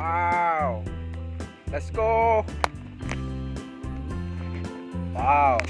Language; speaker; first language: English; non-native, learner; Khmer